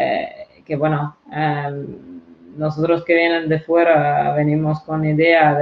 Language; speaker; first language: Spanish; non-native, fluent; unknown